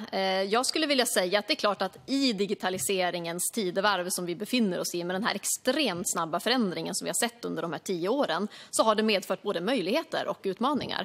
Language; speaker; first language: Swedish; native; Swedish